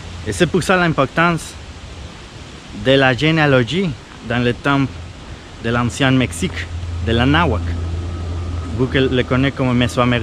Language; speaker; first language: French; non-native, fluent; Spanish